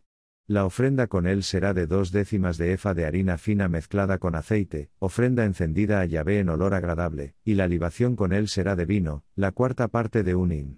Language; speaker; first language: Spanish; native; Spanish